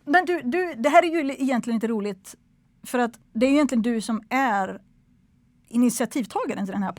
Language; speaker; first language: Swedish; native; Swedish